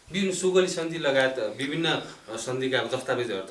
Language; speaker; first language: Nepali; native; Nepali